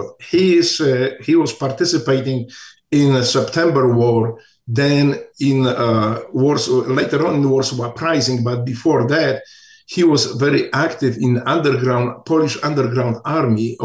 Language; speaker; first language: English; non-native, fluent; Polish